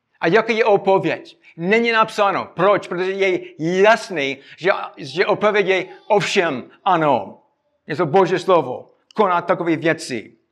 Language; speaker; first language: Czech; non-native, fluent; English